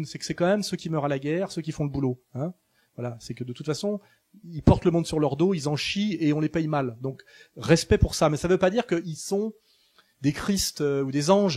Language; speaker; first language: French; native; French